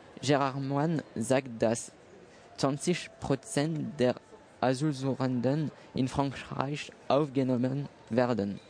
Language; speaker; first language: German; non-native, learner; French